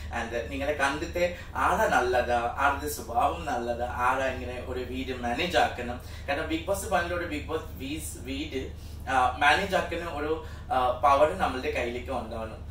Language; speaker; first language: Malayalam; non-native, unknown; Assamese